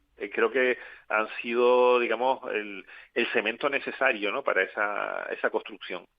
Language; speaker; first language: Spanish; native; Spanish